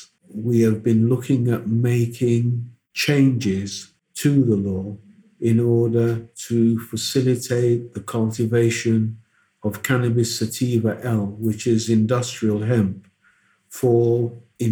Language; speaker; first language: English; non-native, local second language; Akan